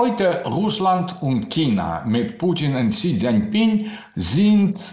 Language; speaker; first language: German; non-native, learner; Russian